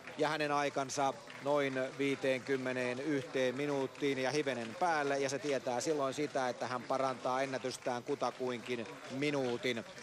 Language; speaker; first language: Finnish; native; Finnish